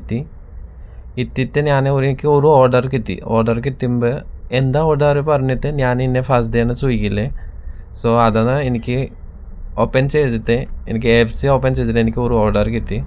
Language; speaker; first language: Malayalam; non-native, learner; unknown